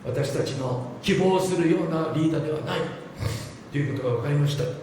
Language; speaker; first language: Japanese; non-native, fluent; English